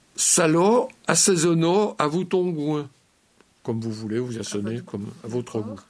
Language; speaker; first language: French; native; French